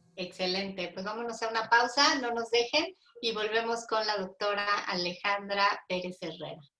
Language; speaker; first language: Spanish; native; Spanish